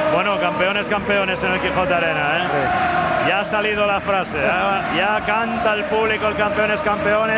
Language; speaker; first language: Spanish; native; Spanish